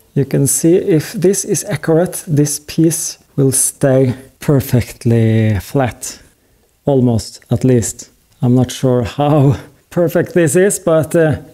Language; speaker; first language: English; non-native, fluent; Norwegian